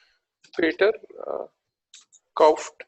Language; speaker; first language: German; non-native, learner; Telugu